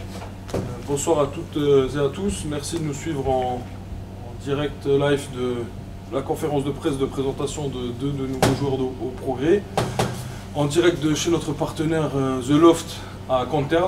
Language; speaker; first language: French; non-native, local second language; Luxembourgish